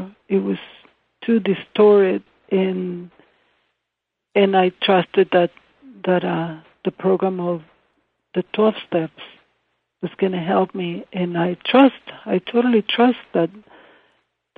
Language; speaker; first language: English; non-native, fluent; Spanish